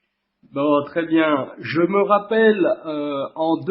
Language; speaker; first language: French; native; French